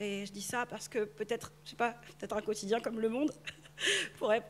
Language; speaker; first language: French; native; French